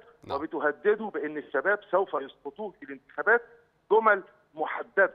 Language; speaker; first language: Arabic; native; Arabic